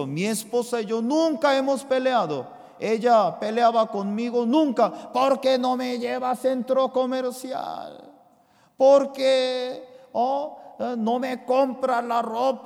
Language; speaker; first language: Spanish; non-native, fluent; Korean